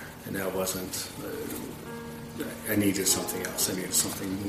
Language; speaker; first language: English; native; English